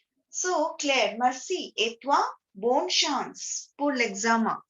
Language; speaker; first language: French; non-native, fluent; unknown